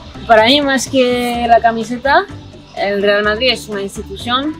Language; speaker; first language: Spanish; non-native, fluent; French